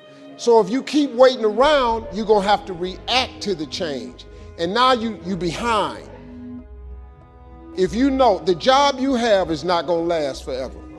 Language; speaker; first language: English; native; English